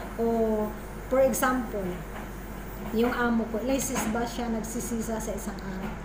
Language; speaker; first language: Filipino; non-native, local second language; Cebuano